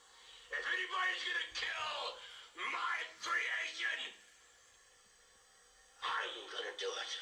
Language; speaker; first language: English; native; English